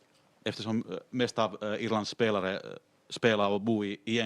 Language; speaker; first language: Swedish; non-native, local second language; Finnish